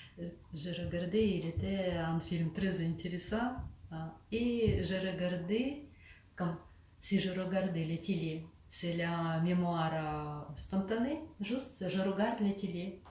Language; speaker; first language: French; non-native, learner; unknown